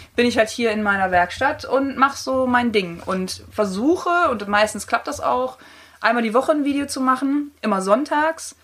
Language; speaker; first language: German; native; German